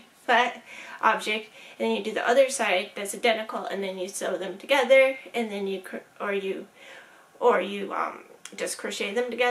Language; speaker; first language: English; native; English